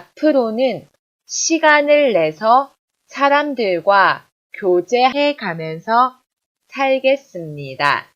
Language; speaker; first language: Korean; non-native, fluent; Chinese